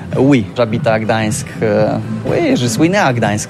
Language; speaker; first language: French; non-native, learner; Polish